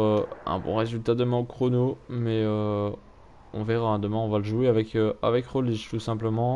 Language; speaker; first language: French; native; French